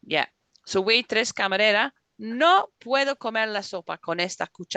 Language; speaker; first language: Spanish; non-native, fluent; English